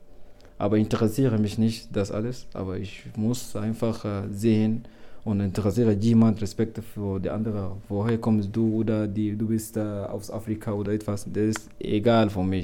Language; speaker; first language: German; non-native, learner; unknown